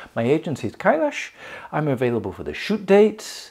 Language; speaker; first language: English; native; English